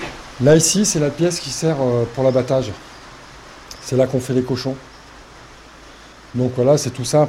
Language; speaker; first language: French; native; French